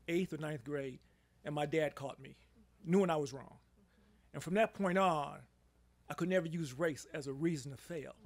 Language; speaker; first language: English; native; English